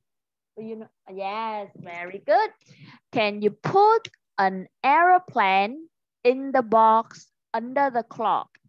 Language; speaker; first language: English; non-native, fluent; Vietnamese